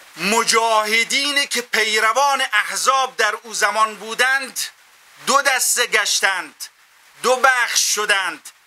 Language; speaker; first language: Persian; native; Persian